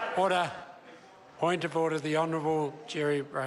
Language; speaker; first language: English; native; English